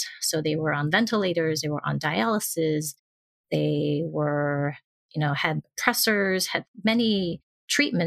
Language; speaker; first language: English; non-native, local second language; Cantonese